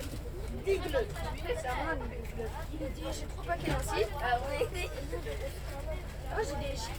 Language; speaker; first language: French; native; French